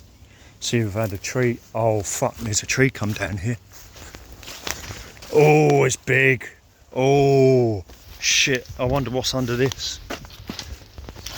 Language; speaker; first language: English; native; English